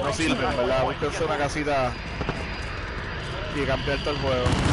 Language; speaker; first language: Spanish; early bilingual, heritage; Spanish